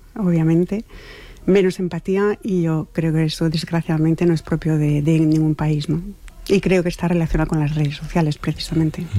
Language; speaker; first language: Spanish; non-native, fluent; French